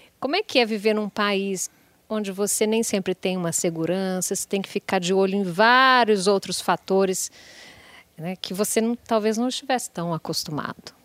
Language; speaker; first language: Portuguese; native; Portuguese